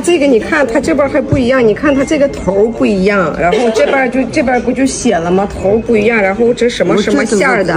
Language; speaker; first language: Chinese; non-native, fluent; Russian